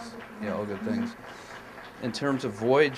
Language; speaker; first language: English; native; English